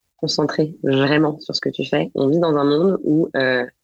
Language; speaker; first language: French; native; French